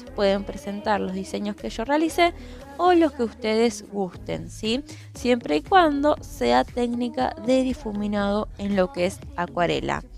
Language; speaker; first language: Spanish; native; Spanish